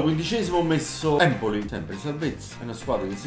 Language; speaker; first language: Italian; native; Italian